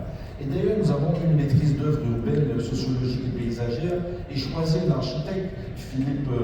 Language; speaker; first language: French; native; French